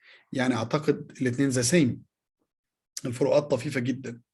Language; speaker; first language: Arabic; native; Arabic